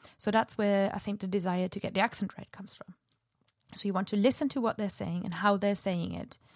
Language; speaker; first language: English; non-native, fluent; German